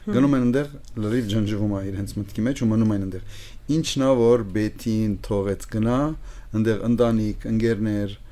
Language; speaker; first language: Armenian; early bilingual, heritage; Armenian